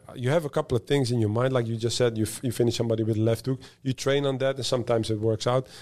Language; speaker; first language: English; non-native, fluent; Dutch